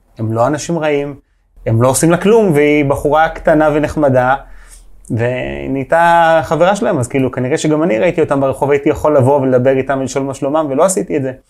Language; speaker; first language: Hebrew; native; Hebrew